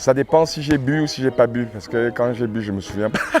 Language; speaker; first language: French; native; French